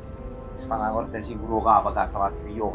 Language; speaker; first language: Italian; native; Italian